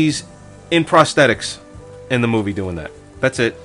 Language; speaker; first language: English; native; English